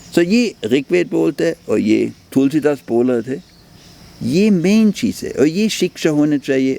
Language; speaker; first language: Hindi; non-native, fluent; German